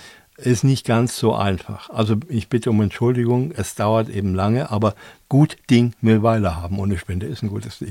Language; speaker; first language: German; native; German